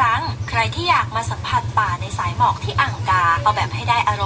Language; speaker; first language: Thai; native; Thai